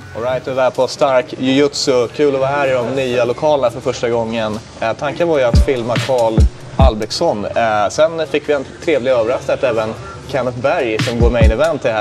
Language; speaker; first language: Swedish; native; Swedish